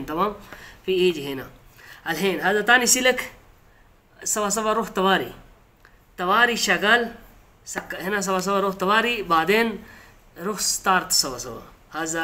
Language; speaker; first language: Arabic; non-native, learner; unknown